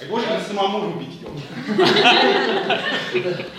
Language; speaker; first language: Russian; native; Russian